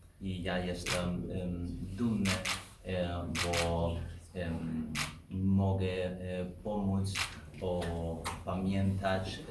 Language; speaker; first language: Polish; non-native, learner; Spanish